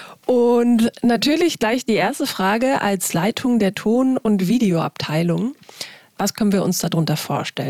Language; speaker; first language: German; native; German